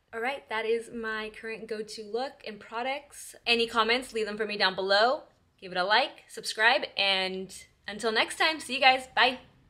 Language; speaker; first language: English; early bilingual, other home language; Spanish